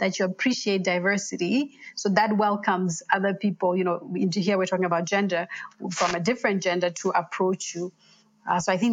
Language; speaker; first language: English; non-native, local second language; Shona